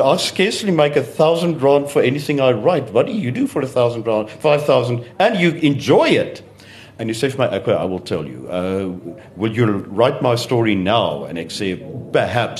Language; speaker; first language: English; non-native, local second language; Afrikaans